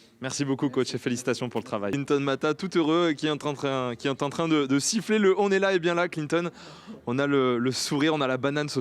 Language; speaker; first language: French; native; French